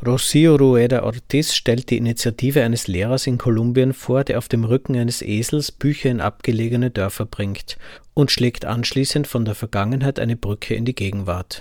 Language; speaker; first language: German; native; German